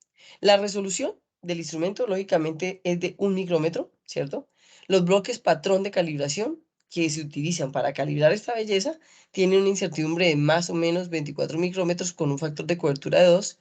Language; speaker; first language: Spanish; native; Spanish